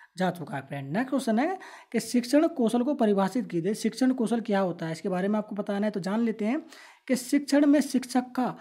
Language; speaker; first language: Hindi; native; Hindi